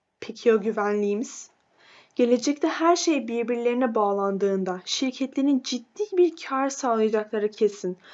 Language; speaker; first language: Turkish; native; Turkish